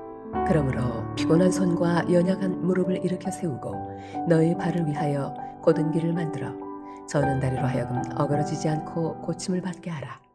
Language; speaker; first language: Korean; native; Korean